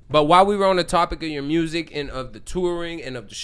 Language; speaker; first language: English; native; English